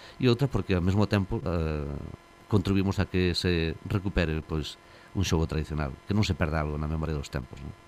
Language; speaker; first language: Galician; native; Galician